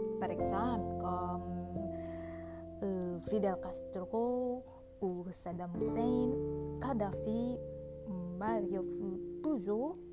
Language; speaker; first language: French; non-native, learner; Indonesian